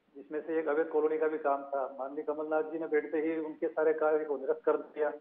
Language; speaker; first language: Hindi; native; Hindi